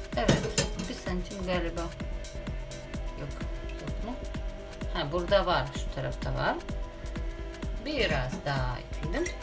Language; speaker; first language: Turkish; non-native, learner; Russian